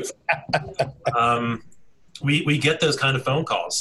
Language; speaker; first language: English; native; English